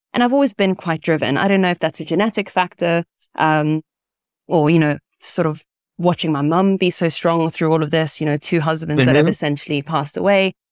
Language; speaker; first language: English; early bilingual, other home language; Italian